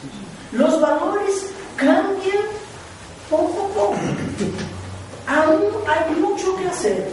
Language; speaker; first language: Spanish; non-native, fluent; Portuguese